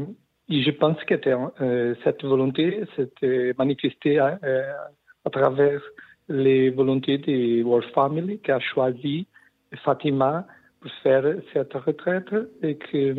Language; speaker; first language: French; non-native, learner; Portuguese